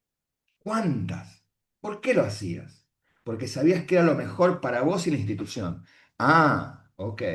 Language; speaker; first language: Spanish; native; Spanish